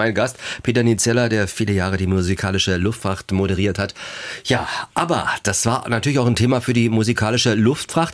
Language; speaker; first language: German; native; German